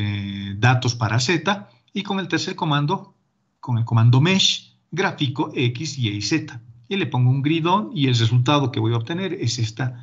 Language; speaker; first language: Spanish; native; Spanish